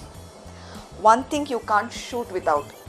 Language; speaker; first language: Kannada; native; Kannada